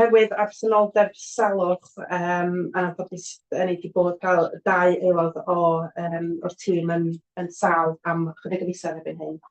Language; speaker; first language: Welsh; native; Welsh